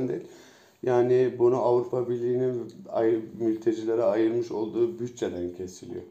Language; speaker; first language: Turkish; native; Turkish